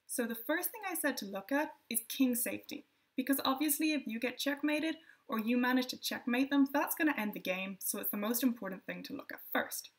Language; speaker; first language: English; native; English